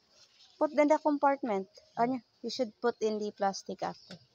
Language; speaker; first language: English; non-native, learner; Filipino